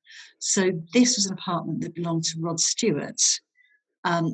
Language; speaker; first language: English; native; English